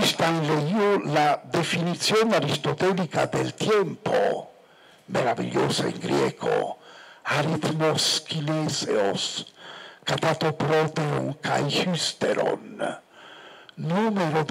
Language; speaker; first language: Spanish; non-native, fluent; Italian